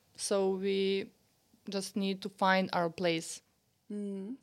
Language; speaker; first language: English; non-native, fluent; Serbian